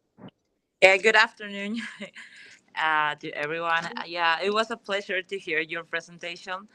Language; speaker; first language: English; non-native, fluent; Spanish